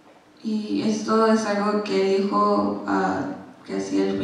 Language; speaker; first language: Spanish; non-native, learner; English